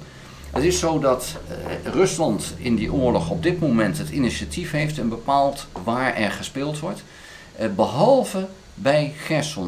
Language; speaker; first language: Dutch; native; Dutch